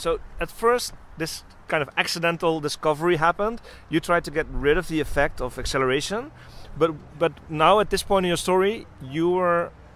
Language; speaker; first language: English; non-native, fluent; Dutch